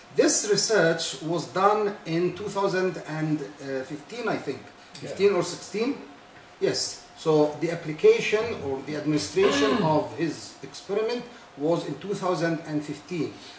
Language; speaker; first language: English; non-native, fluent; Arabic